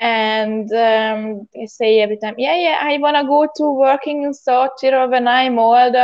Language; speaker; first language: English; non-native, learner; Hungarian